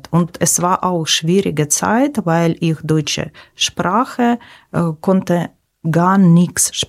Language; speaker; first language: German; non-native, learner; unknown